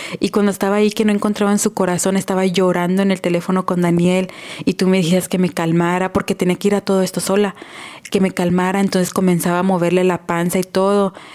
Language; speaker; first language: Spanish; early bilingual, heritage; Spanish